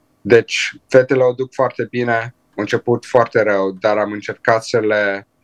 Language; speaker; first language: Romanian; early bilingual, heritage; Romanian